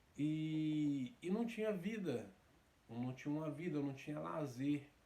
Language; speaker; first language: Portuguese; native; Portuguese